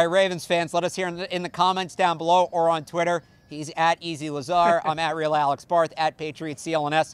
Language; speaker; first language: English; native; English